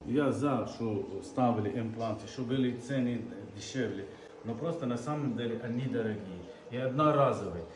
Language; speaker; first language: Russian; non-native, local second language; Ukrainian